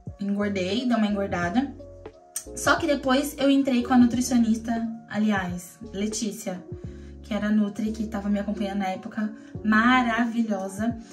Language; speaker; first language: Portuguese; native; Portuguese